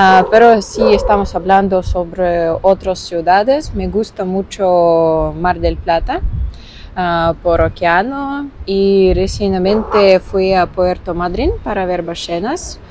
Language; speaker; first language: Spanish; non-native, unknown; Russian